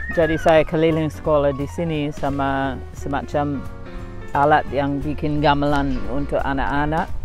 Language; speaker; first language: Indonesian; non-native, fluent; English